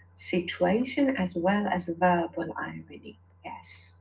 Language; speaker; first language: English; non-native, fluent; Persian